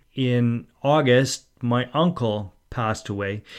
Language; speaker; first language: English; native; English